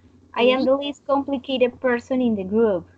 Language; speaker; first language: English; non-native, learner; Spanish